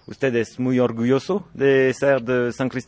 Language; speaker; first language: Spanish; non-native, learner; French